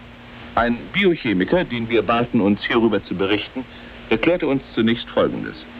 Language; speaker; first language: German; native; German